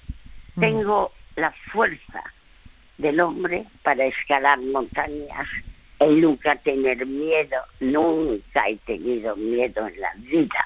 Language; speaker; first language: Spanish; early bilingual, other home language; French